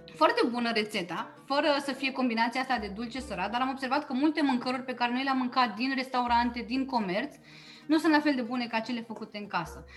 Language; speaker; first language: Romanian; native; Romanian